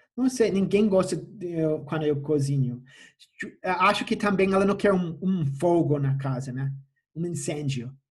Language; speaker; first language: Portuguese; non-native, fluent; English